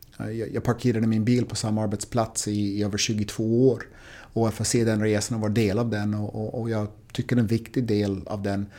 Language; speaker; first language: Swedish; non-native, fluent; English